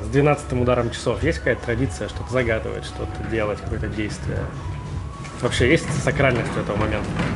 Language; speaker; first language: Russian; native; Russian